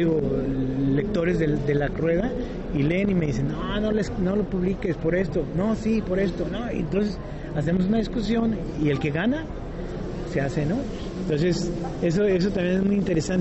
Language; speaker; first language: Spanish; native; Spanish